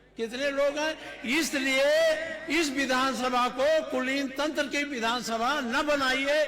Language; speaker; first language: Hindi; native; Hindi